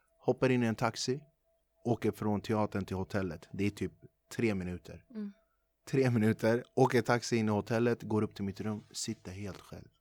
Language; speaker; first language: Swedish; early bilingual, other home language; Kurdish